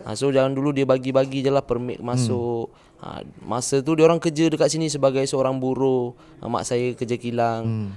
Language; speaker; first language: Malay; early bilingual, other home language; Indonesian